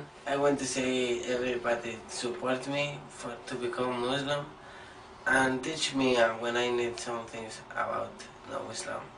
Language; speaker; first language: English; non-native, learner; Spanish